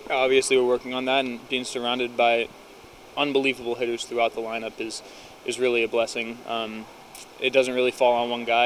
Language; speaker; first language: English; native; English